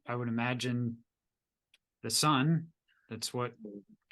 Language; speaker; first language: English; native; English